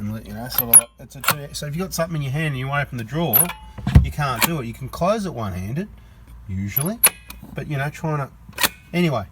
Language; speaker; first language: English; native; English